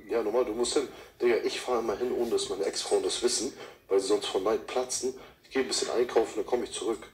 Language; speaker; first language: German; early bilingual, other home language; Turkish